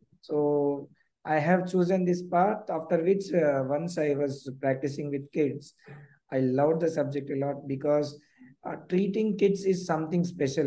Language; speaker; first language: English; non-native, local second language; Telugu